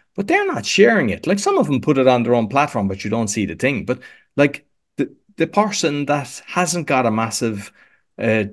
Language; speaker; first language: English; native; English